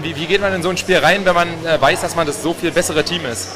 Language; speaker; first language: German; native; German